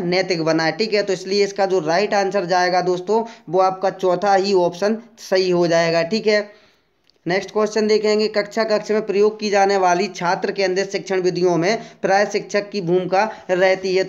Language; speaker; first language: Hindi; native; Hindi